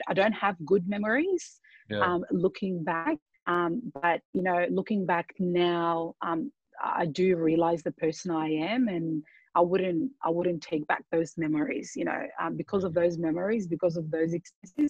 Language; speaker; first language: English; early bilingual, other home language; Arabic